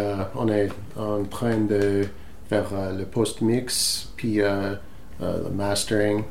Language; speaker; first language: French; non-native, learner; English